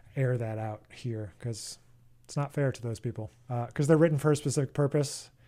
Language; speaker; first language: English; native; English